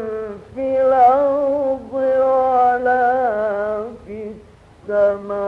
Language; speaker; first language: Arabic; native; Arabic